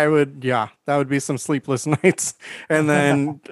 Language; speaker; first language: English; native; English